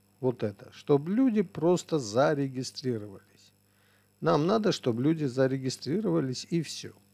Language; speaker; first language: Russian; non-native, local second language; Armenian